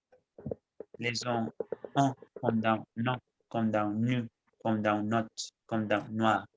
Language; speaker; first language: French; non-native, learner; Spanish